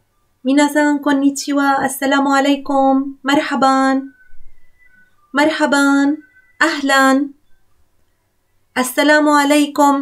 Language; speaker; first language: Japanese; non-native, fluent; Arabic